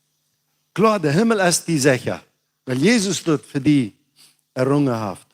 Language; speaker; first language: German; non-native, learner; Plautdietsch